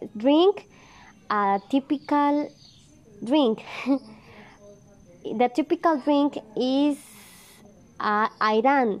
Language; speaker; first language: English; non-native, learner; Spanish